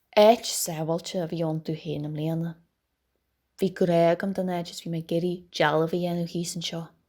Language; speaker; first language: Irish; native; Irish